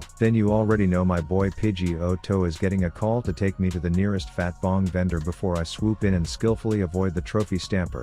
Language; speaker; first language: English; native; English